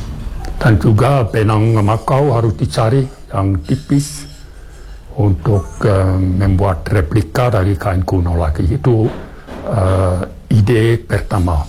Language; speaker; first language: Indonesian; non-native, fluent; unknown